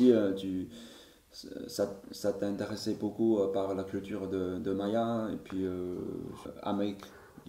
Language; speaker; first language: French; non-native, learner; Chinese